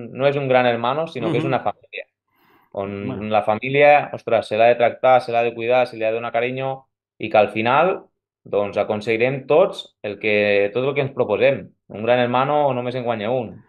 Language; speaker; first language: Catalan; native; Catalan